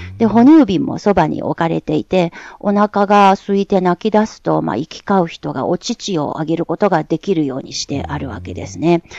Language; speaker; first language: Japanese; non-native, fluent; Chinese